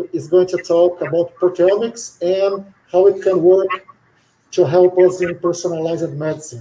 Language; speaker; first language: English; non-native, fluent; Portuguese